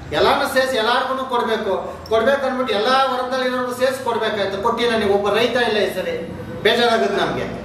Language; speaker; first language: Kannada; native; Kannada